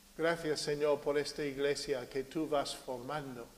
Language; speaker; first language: Spanish; non-native, fluent; English